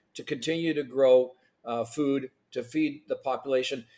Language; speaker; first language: English; non-native, fluent; Ukrainian